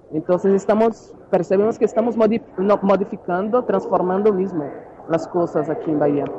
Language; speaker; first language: Spanish; non-native, learner; Portuguese